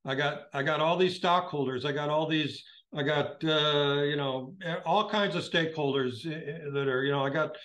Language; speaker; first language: English; native; English